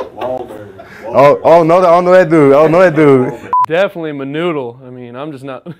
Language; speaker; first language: English; native; English